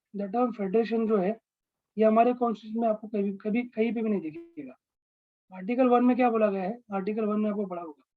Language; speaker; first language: Hindi; non-native, local second language; Marathi